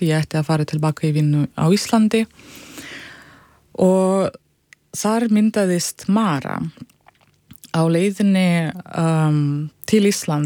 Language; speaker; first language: Icelandic; non-native, fluent; Russian